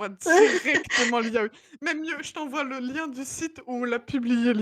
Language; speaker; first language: French; native; French